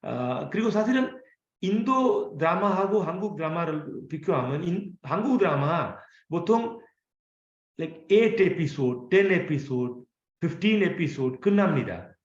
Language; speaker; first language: Korean; non-native, fluent; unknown